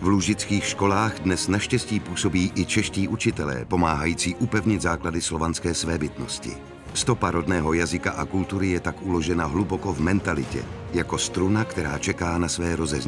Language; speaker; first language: Czech; native; Czech